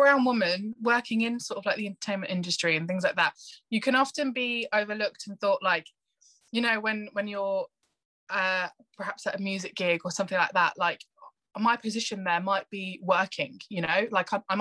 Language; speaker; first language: English; native; English